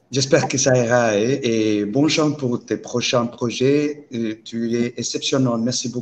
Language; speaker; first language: French; non-native, learner; Spanish